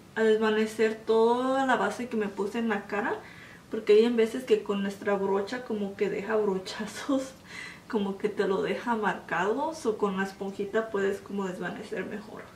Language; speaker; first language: Spanish; early bilingual, heritage; Spanish